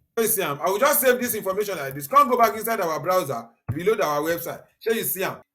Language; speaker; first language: Nigerian Pidgin; native; Nigerian Pidgin